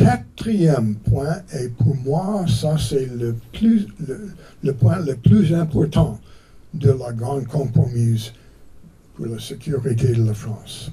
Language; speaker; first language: French; non-native, fluent; English